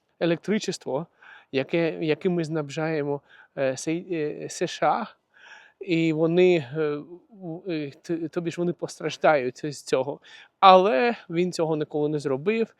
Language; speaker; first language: Ukrainian; non-native, local second language; Russian